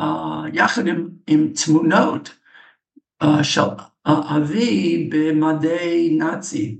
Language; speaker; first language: Hebrew; non-native, fluent; English